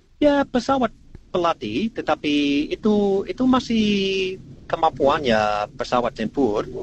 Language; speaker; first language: Indonesian; non-native, learner; English